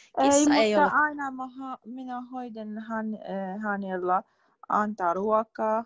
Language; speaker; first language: Finnish; non-native, learner; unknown